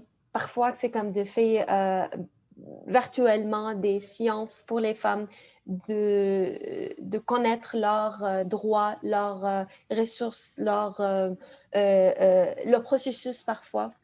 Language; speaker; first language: French; non-native, fluent; Arabic